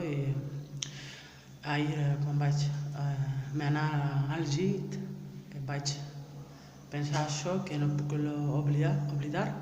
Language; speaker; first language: Catalan; non-native, learner; French